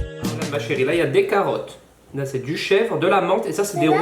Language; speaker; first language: French; native; French